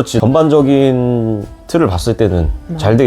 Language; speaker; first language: Korean; native; Korean